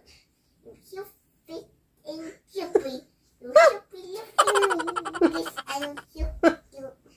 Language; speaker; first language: English; non-native, local second language; Cantonese